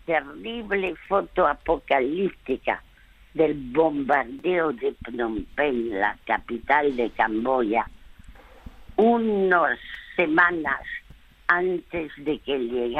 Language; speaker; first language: Spanish; early bilingual, other home language; French